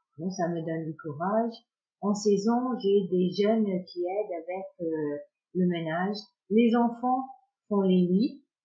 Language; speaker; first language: French; non-native, fluent; English